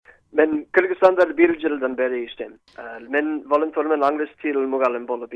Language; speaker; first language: Kyrgyz; non-native, learner; English